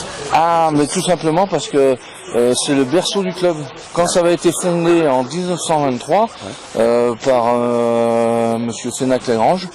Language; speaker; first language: French; native; French